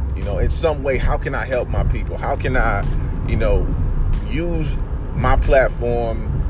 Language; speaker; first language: English; native; English